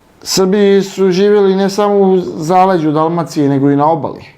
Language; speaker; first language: Serbian; native; Serbian